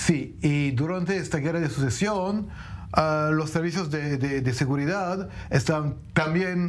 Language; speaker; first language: Spanish; non-native, fluent; French